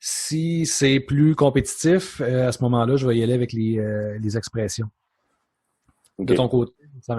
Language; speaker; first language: French; native; French